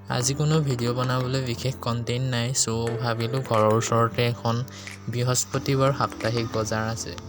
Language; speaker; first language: Assamese; native; Assamese